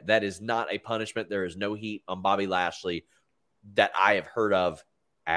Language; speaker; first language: English; native; English